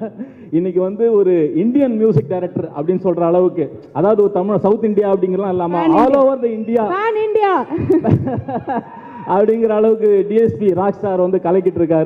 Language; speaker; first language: Tamil; native; Tamil